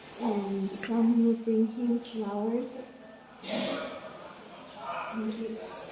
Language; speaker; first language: English; non-native, fluent; Vietnamese